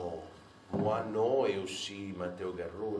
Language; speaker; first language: French; non-native, fluent; Italian